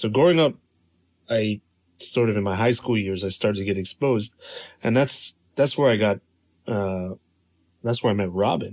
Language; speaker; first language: English; native; English